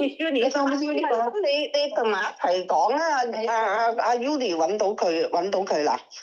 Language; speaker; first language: Cantonese; native; Cantonese